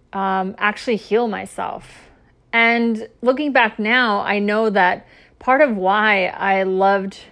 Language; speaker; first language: English; native; English